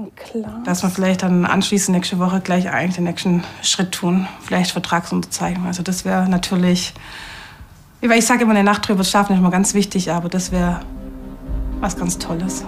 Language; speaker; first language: German; native; German